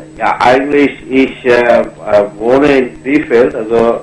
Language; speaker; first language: German; non-native, fluent; Bangla